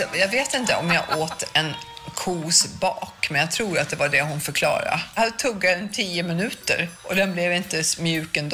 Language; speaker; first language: Swedish; native; Swedish